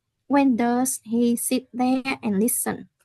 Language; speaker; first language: English; non-native, learner; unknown